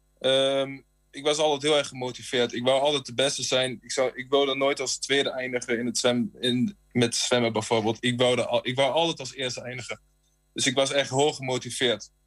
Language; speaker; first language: Dutch; native; Dutch